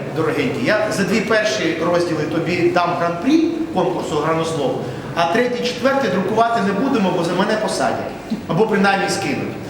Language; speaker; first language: Ukrainian; non-native, local second language; Russian